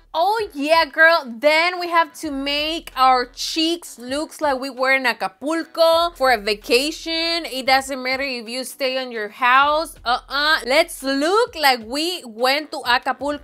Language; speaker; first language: English; non-native, fluent; Spanish